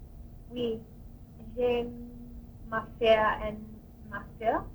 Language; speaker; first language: French; non-native, learner; English